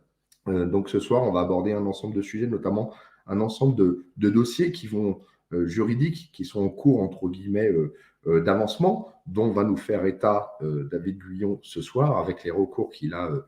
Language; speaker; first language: French; native; French